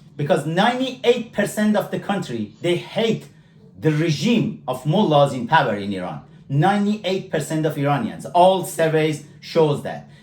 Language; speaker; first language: English; non-native, fluent; Persian